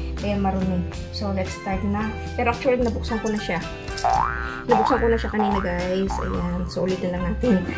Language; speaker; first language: Filipino; non-native, local second language; Iloko